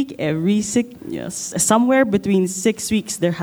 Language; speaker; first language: English; non-native, local second language; Filipino